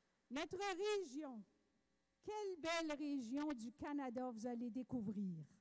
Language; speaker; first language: French; native; French